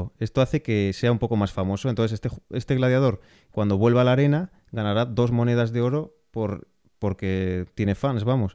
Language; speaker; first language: Spanish; native; Spanish